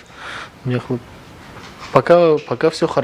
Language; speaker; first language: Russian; non-native, local second language; Kyrgyz